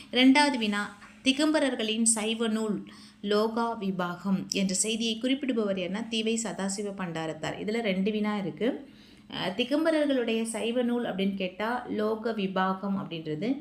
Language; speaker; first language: Tamil; native; Tamil